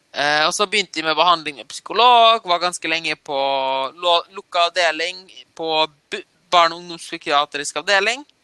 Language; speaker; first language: Norwegian; early bilingual, other home language; German